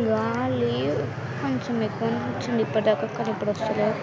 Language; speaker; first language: Telugu; native; Telugu